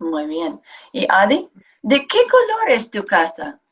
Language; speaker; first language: Spanish; non-native, fluent; English